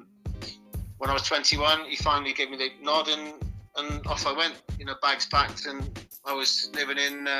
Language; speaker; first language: English; native; English